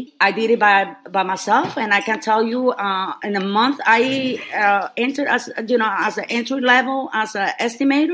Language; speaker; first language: English; non-native, fluent; Spanish